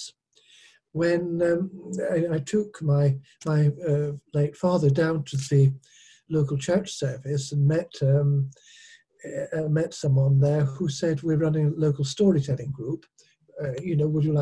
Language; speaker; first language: English; native; English